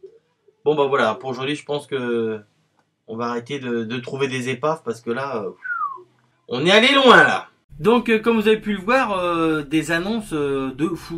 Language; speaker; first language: French; native; French